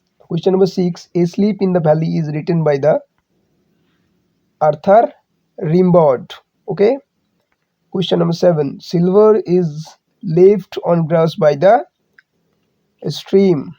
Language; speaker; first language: English; non-native, local second language; Bangla